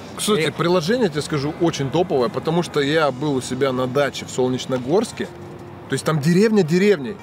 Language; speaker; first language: Russian; native; Russian